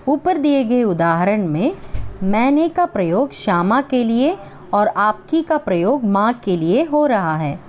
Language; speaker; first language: Hindi; non-native, local second language; Malayalam